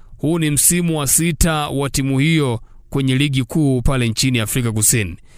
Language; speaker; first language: Swahili; native; Swahili